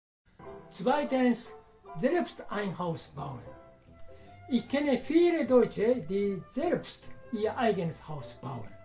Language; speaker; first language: German; non-native, fluent; Japanese